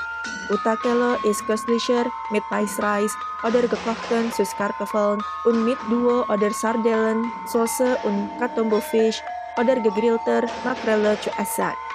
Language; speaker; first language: German; non-native, fluent; Indonesian